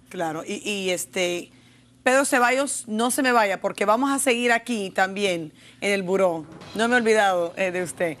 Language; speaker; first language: Spanish; early bilingual, heritage; Spanish